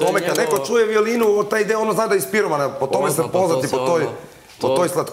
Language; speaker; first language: Serbian; native; Serbian